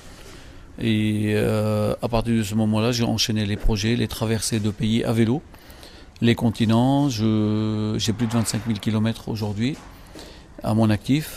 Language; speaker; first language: French; non-native, local second language; Arabic